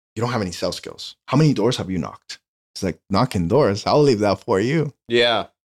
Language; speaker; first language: English; non-native, fluent; Spanish